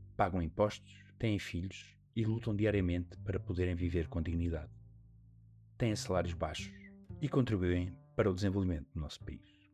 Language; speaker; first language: Portuguese; native; Portuguese